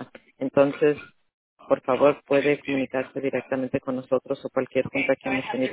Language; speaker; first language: Spanish; early bilingual, heritage; Spanish